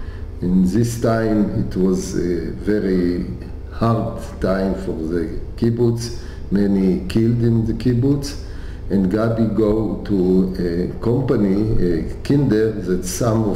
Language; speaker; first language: English; non-native, learner; Hebrew